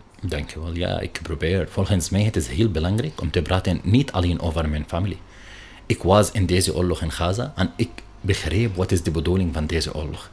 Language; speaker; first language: Dutch; non-native, learner; Arabic